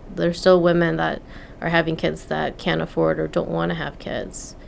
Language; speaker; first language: English; non-native, fluent; Spanish